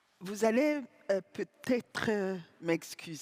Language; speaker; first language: French; non-native, local second language; Rundi